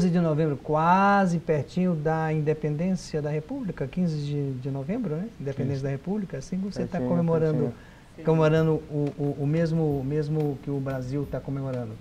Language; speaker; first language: Portuguese; native; Portuguese